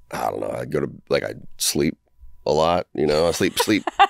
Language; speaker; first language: English; native; English